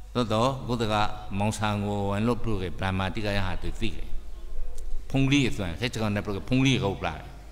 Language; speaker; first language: Burmese; native; Burmese